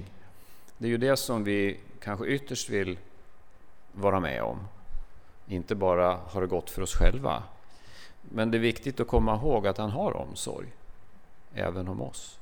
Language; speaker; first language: Swedish; native; Swedish